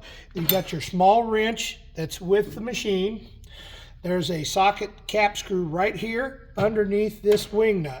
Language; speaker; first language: English; native; English